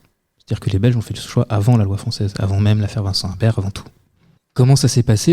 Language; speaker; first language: French; native; French